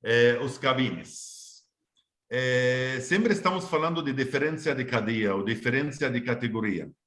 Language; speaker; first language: Portuguese; non-native, fluent; Arabic